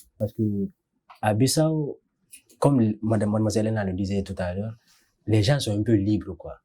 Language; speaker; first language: French; non-native, fluent; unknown